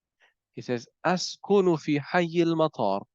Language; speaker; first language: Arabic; non-native, fluent; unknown